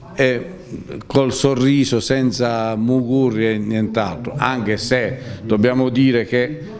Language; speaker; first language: Italian; native; Italian